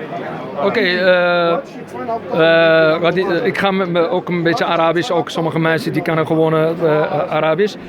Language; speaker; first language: Dutch; early bilingual, other home language; Arabic